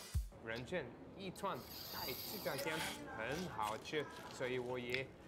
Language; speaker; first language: Chinese; non-native, fluent; German